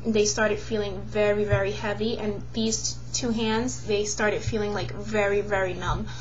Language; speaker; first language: English; native; English